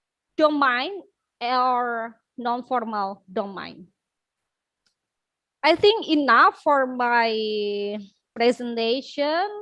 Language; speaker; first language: English; non-native, learner; Indonesian